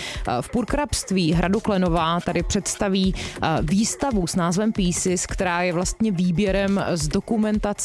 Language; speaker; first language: Czech; native; Czech